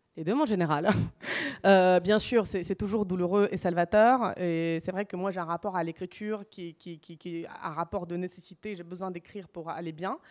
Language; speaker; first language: French; early bilingual, other home language; Russian